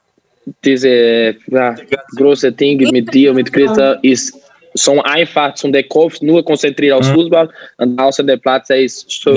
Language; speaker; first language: German; non-native, learner; Portuguese